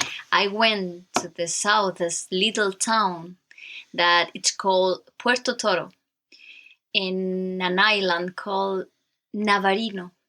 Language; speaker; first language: English; non-native, learner; Spanish